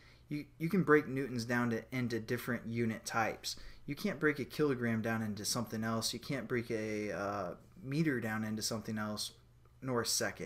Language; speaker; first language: English; native; English